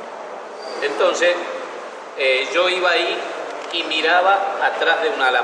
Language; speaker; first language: Spanish; native; Spanish